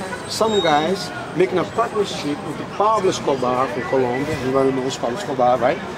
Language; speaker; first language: English; non-native, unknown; Portuguese